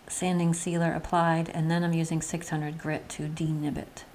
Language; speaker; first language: English; native; English